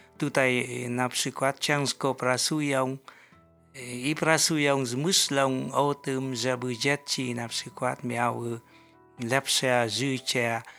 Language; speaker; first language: Polish; non-native, fluent; Vietnamese